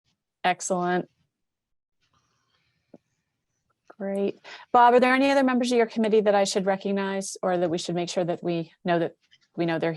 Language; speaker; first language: English; native; English